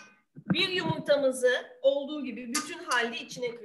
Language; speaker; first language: Turkish; native; Turkish